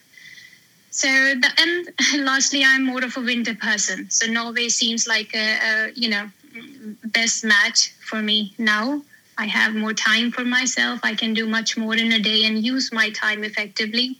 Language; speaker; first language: English; non-native, local second language; Hindi